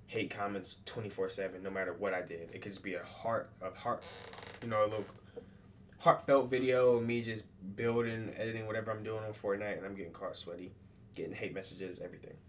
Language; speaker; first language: English; native; English